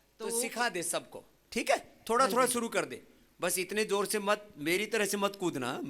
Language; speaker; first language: Hindi; native; Hindi